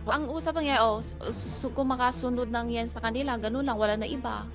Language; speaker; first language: Filipino; non-native, learner; Chinese